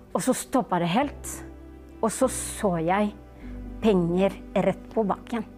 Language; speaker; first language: Norwegian; non-native, fluent; Filipino